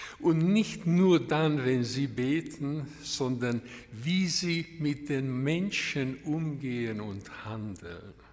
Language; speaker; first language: German; non-native, fluent; Hungarian